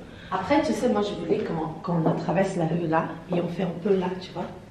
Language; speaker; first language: French; non-native, learner; Portuguese